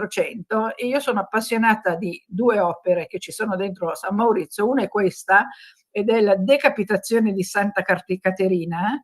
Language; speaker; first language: Italian; native; Italian